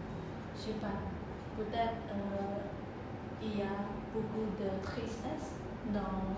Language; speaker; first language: French; non-native, learner; Khmer